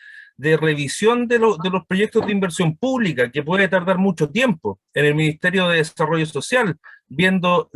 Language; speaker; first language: Spanish; native; Spanish